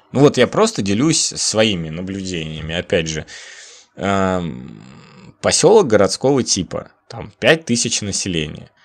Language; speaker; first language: Russian; native; Russian